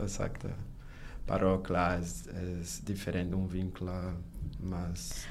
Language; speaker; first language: Catalan; non-native, learner; Portuguese